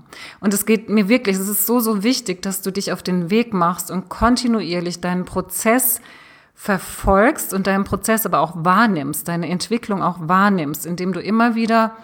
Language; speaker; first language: German; native; German